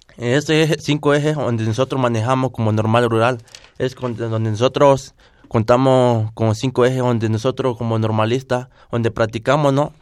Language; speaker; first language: Spanish; non-native, local second language; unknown